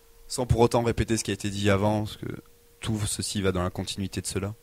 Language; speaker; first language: French; native; French